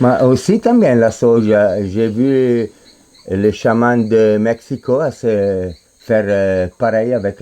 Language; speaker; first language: French; non-native, fluent; Spanish